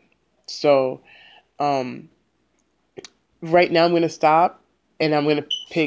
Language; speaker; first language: English; native; English